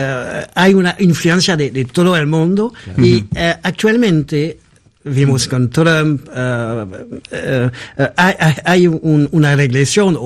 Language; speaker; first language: Spanish; non-native, fluent; French